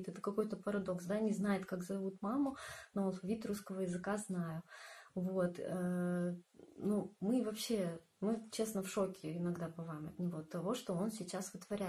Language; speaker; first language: Russian; native; Russian